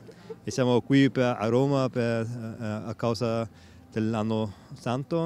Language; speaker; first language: Italian; non-native, fluent; German